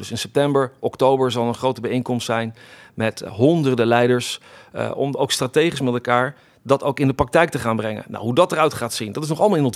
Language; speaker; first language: Dutch; native; Dutch